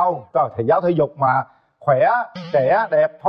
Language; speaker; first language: Vietnamese; native; Vietnamese